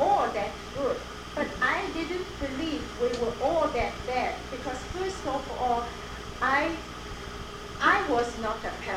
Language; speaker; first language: English; non-native, fluent; Chinese